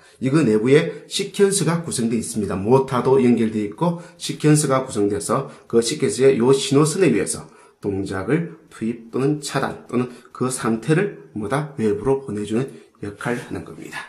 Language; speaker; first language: Korean; native; Korean